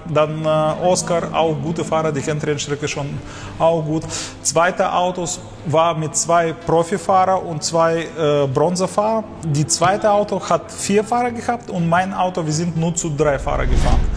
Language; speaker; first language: German; non-native, learner; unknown